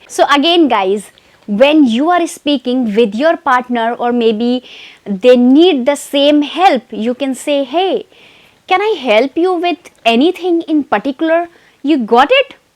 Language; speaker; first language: English; non-native, fluent; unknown